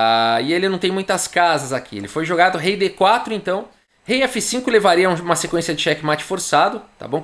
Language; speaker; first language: Portuguese; native; Portuguese